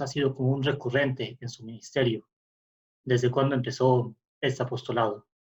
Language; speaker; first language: Spanish; native; Spanish